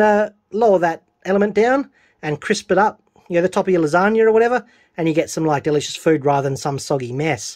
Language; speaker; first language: English; native; English